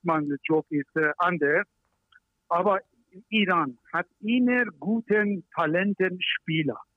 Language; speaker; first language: German; non-native, learner; Persian